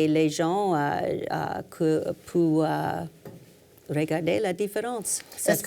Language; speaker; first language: French; non-native, learner; English